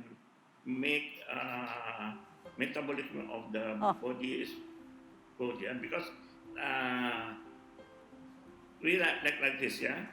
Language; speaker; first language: English; non-native, learner; Indonesian